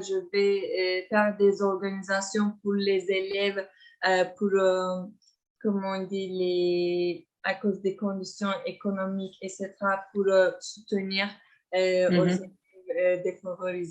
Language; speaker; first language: French; non-native, fluent; Turkish